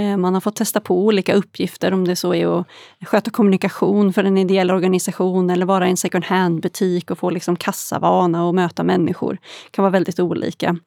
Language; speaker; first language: Swedish; native; Swedish